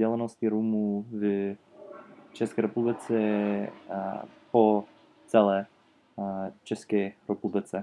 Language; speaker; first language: Czech; non-native, learner; English